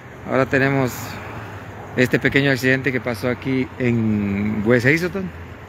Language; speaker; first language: Spanish; native; Spanish